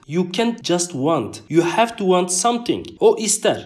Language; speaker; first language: English; non-native, fluent; Turkish